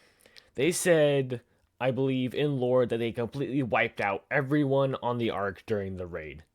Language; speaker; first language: English; native; English